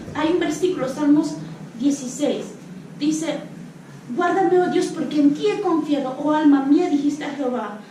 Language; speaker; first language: Spanish; non-native, local second language; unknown